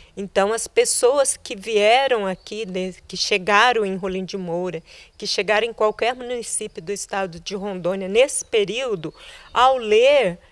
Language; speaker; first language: Portuguese; native; Portuguese